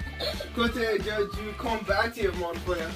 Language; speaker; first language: French; non-native, learner; English